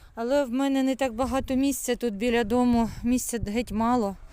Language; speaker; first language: Ukrainian; non-native, local second language; Russian